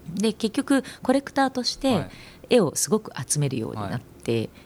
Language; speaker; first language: Japanese; native; Japanese